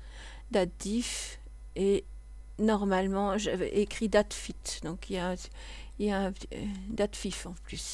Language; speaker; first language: French; native; French